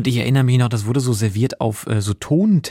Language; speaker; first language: German; native; German